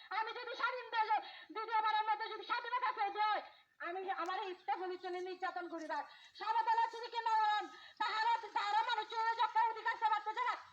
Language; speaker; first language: Bangla; non-native, local second language; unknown